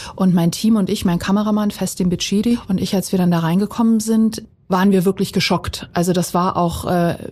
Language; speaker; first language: German; early bilingual, other home language; Bosnian